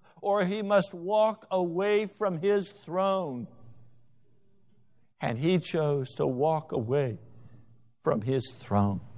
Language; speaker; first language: English; native; English